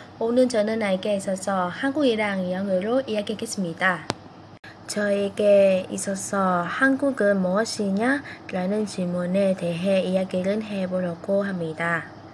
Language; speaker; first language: Korean; non-native, fluent; Vietnamese